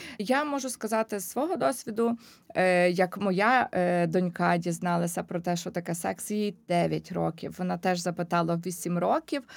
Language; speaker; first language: Ukrainian; native; Ukrainian